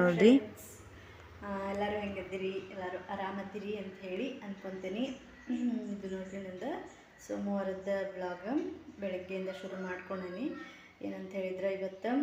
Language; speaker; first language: Kannada; native; Kannada